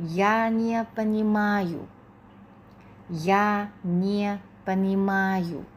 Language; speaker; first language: Russian; non-native, fluent; Thai